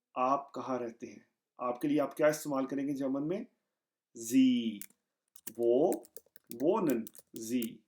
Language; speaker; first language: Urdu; non-native, local second language; Punjabi